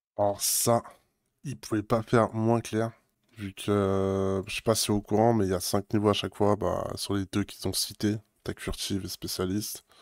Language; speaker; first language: French; native; French